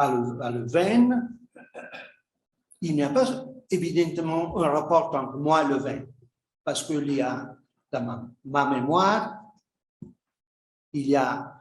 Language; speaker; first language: French; non-native, fluent; Italian